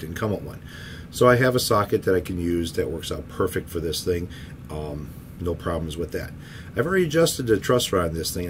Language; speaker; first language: English; native; English